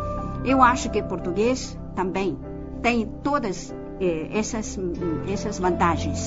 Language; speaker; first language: Portuguese; non-native, fluent; Chinese